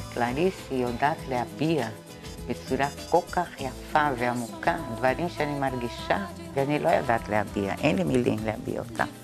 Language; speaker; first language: Hebrew; non-native, fluent; Portuguese